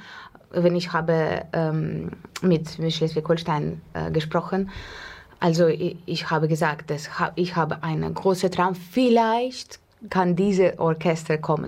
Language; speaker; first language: German; non-native, learner; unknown